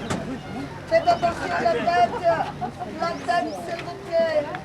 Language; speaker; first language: French; non-native, fluent; Hindi